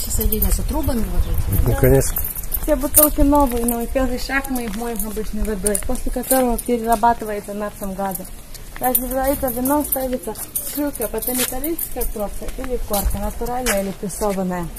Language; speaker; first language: Russian; non-native, local second language; Romanian